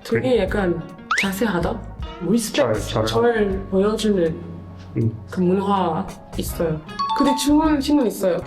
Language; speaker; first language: Korean; non-native, learner; French